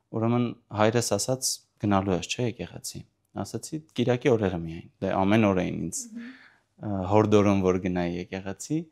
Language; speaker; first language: Armenian; early bilingual, heritage; Armenian